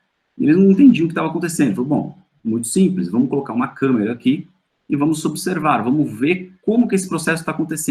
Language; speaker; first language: Portuguese; native; Portuguese